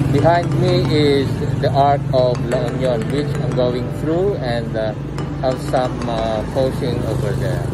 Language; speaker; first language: English; non-native, local second language; Iloko